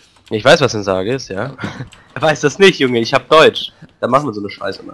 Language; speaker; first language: German; native; German